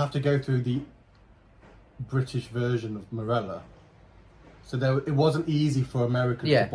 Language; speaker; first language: English; native; English